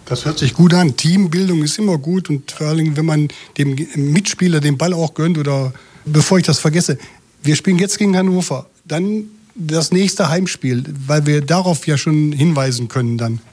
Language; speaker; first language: German; native; German